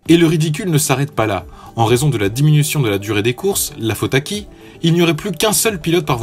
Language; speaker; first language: French; native; French